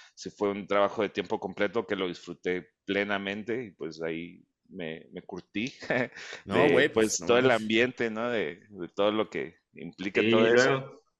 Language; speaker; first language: Spanish; early bilingual, heritage; Spanish